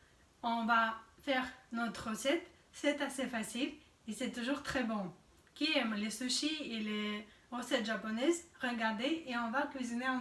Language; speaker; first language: French; non-native, fluent; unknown